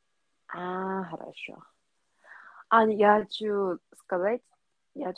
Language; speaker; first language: Russian; non-native, learner; Korean